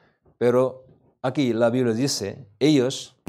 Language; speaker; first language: Spanish; non-native, learner; Korean